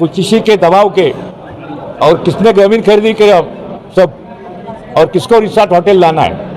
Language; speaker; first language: Hindi; non-native, local second language; Marathi